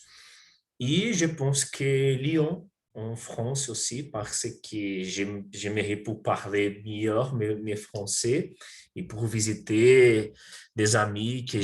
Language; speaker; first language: French; non-native, learner; Portuguese